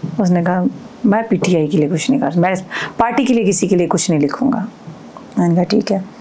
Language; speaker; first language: Urdu; non-native, local second language; Punjabi